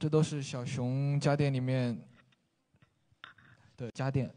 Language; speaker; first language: Chinese; native; Chinese